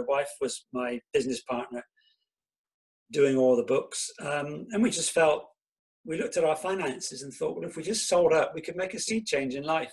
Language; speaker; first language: English; native; English